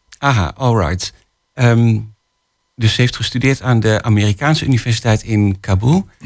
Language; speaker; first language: Dutch; native; Dutch